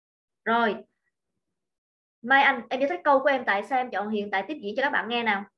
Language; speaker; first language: Vietnamese; native; Vietnamese